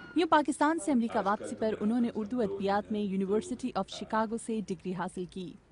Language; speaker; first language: Urdu; native; Urdu